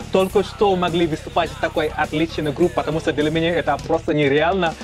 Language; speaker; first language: Russian; non-native, learner; English